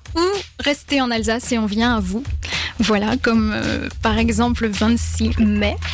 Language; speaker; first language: French; native; French